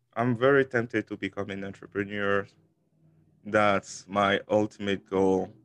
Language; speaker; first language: English; non-native, fluent; French